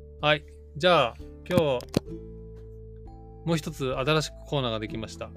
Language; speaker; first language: Japanese; native; Japanese